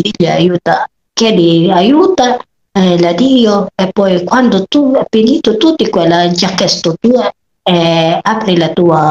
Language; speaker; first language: Italian; non-native, learner; Filipino